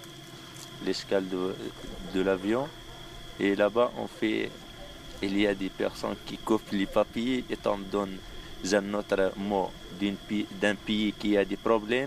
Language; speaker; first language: French; non-native, local second language; Arabic